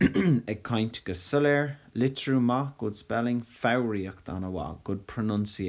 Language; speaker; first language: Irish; non-native, local second language; English